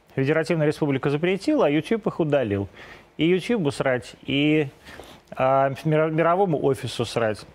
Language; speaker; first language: Russian; native; Russian